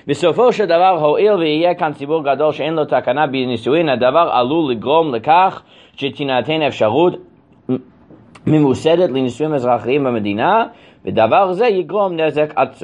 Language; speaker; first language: Hebrew; non-native, fluent; English